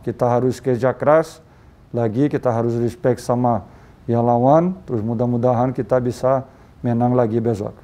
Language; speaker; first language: Indonesian; non-native, learner; Portuguese